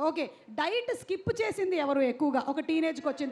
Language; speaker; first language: Telugu; native; Telugu